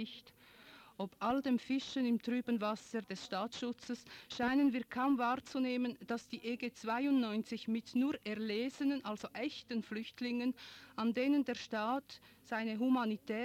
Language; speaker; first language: German; native; German